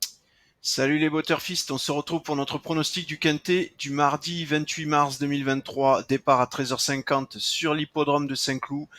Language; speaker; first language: French; native; French